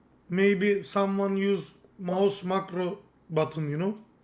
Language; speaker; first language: English; non-native, learner; Turkish